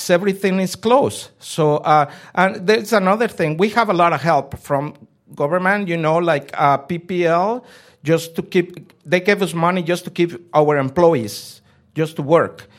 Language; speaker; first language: English; non-native, fluent; Spanish